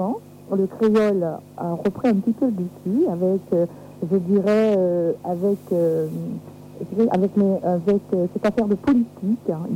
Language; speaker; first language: French; native; French